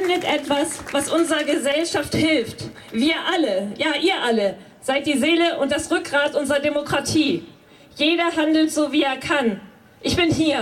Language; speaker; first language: German; native; German